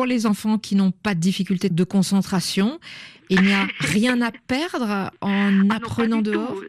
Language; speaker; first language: French; native; French